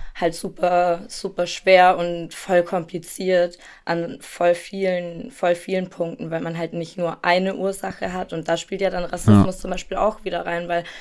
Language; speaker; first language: German; native; German